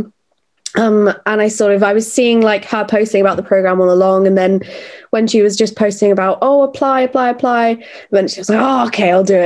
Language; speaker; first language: English; native; English